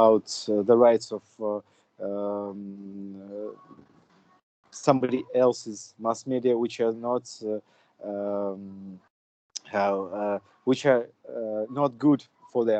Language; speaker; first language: English; non-native, fluent; Russian